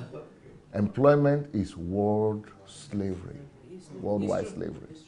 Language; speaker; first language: English; non-native, local second language; Yoruba